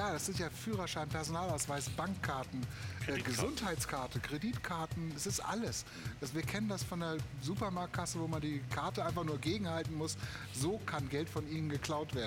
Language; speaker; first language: German; native; German